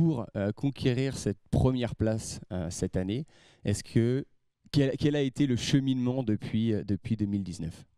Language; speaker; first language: French; native; French